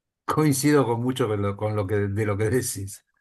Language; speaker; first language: Spanish; native; Spanish